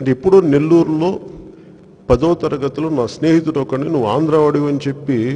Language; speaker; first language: Telugu; native; Telugu